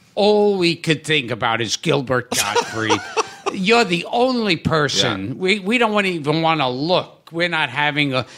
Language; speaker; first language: English; native; English